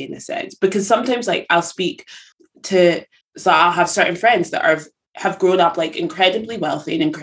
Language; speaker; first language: English; native; English